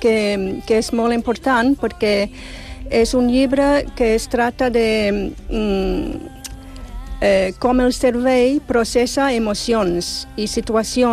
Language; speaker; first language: Catalan; non-native, fluent; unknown